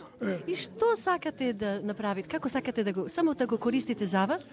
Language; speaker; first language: Macedonian; native; Macedonian